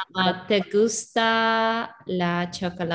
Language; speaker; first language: Spanish; non-native, learner; Russian